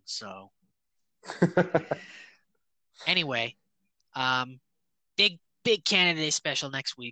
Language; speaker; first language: English; native; English